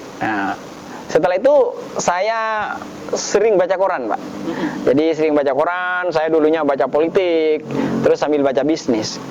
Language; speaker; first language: Indonesian; non-native, local second language; Madurese